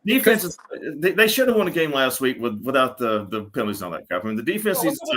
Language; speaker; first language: English; native; English